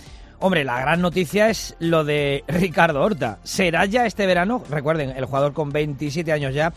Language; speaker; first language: Spanish; native; Spanish